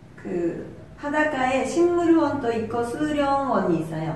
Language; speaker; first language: Korean; non-native, fluent; Japanese